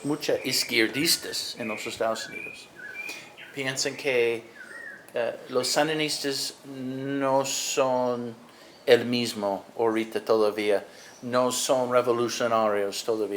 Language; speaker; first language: Spanish; non-native, learner; English